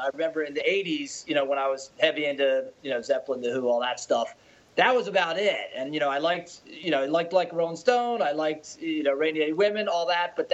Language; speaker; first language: English; native; English